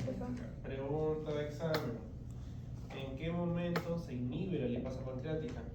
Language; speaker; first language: Spanish; native; Spanish